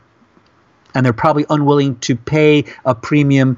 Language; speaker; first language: English; native; English